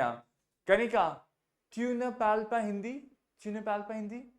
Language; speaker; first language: French; non-native, fluent; Hindi